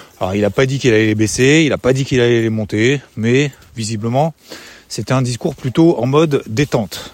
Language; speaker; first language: French; native; French